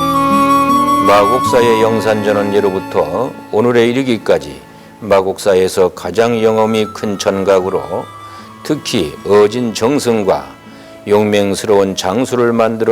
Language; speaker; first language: Korean; native; Korean